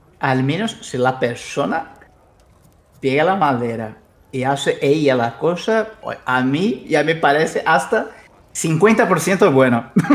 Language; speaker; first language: Spanish; non-native, fluent; Portuguese